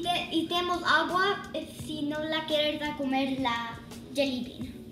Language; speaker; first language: Spanish; early bilingual, other home language; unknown